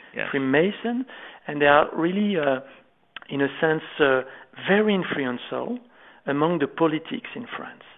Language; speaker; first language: English; non-native, fluent; French